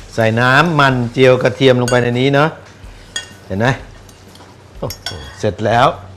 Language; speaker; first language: Thai; native; Thai